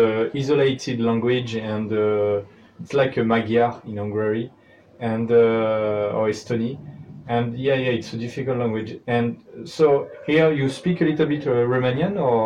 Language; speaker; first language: English; non-native, learner; French